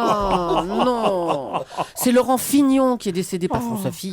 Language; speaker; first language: French; native; French